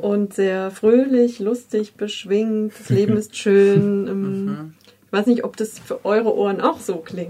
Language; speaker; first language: German; native; German